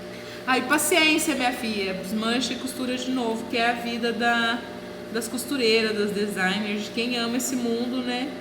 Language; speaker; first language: Portuguese; native; Portuguese